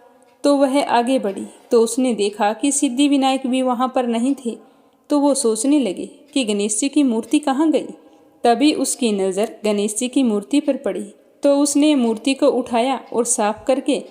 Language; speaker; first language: Hindi; native; Hindi